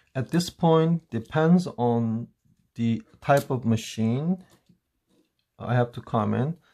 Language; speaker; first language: English; non-native, fluent; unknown